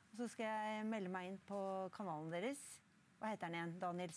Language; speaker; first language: Norwegian; native; Norwegian